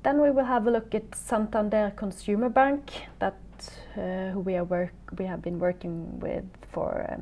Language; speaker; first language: English; non-native, fluent; Norwegian